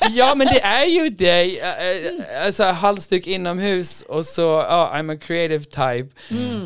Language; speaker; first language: Swedish; non-native, fluent; Icelandic